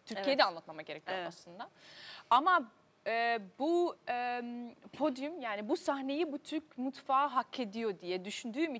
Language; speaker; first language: Turkish; early bilingual, heritage; Turkish